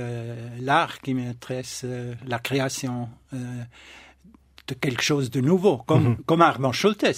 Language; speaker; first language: French; non-native, local second language; German